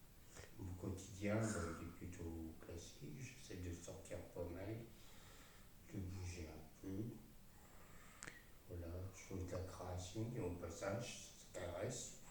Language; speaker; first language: French; native; French